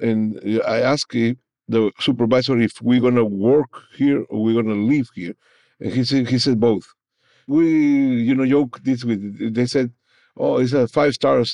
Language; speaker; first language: English; non-native, learner; Spanish